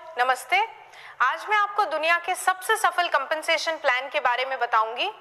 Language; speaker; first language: Hindi; native; Hindi